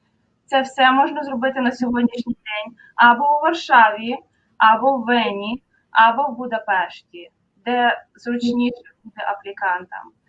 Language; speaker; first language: Ukrainian; native; Ukrainian